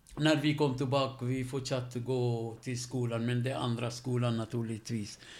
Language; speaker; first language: Swedish; non-native, fluent; Arabic